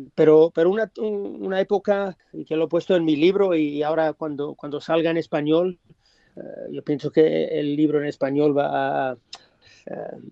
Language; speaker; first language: Spanish; non-native, fluent; English